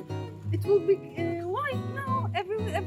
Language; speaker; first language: English; non-native, learner; Arabic